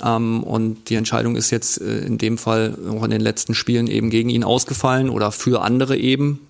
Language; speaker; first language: German; native; German